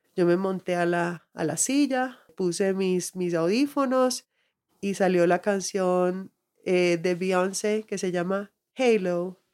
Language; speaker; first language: Spanish; early bilingual, heritage; Spanish